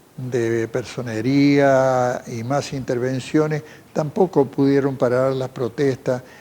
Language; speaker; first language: Spanish; native; Spanish